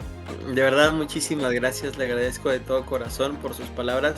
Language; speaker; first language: Spanish; native; Spanish